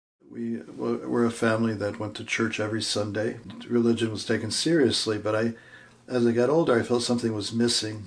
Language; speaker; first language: English; native; English